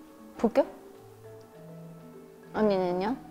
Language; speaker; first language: Korean; non-native, fluent; Chinese